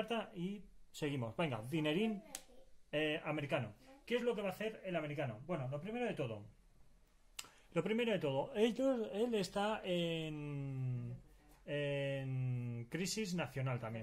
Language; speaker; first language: Spanish; native; Spanish